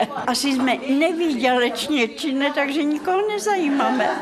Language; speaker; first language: Czech; non-native, fluent; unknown